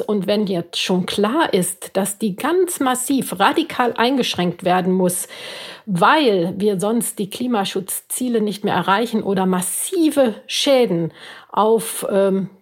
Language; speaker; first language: German; native; German